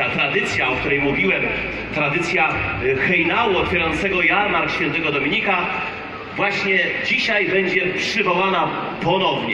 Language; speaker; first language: Polish; native; Polish